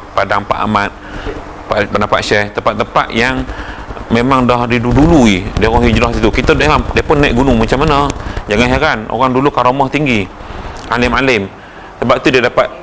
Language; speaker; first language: Malay; native; Malay